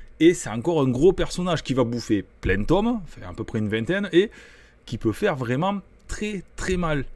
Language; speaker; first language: French; native; French